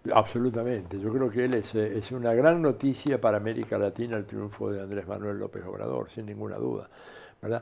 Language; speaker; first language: Spanish; native; Spanish